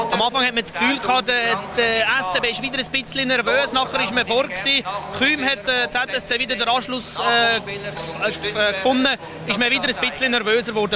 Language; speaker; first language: German; native; German